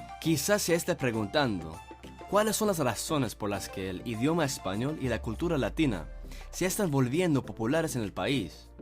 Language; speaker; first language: Spanish; non-native, fluent; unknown